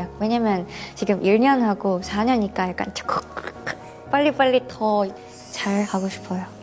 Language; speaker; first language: Korean; non-native, learner; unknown